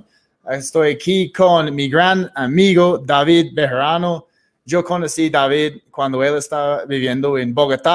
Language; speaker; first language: Spanish; non-native, fluent; English